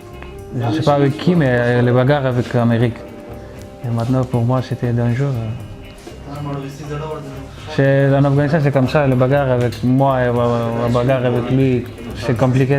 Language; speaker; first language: French; non-native, learner; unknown